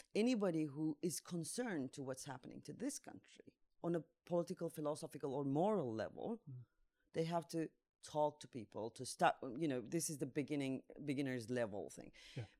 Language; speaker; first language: English; non-native, fluent; Turkish